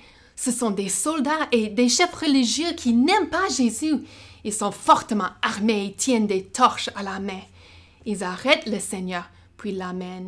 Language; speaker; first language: French; native; French